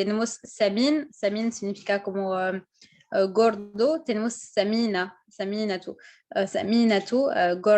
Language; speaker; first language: Spanish; non-native, fluent; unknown